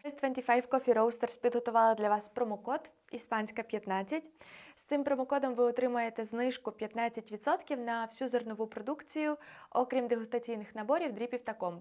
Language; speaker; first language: Ukrainian; native; Ukrainian